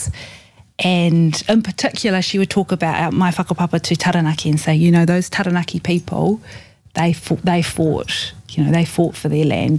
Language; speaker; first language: English; native; English